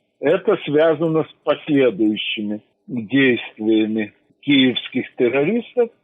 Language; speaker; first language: Russian; native; Russian